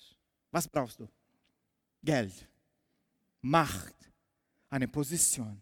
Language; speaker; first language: German; non-native, fluent; Portuguese